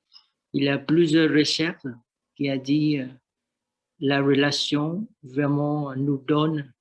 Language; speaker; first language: French; non-native, learner; Vietnamese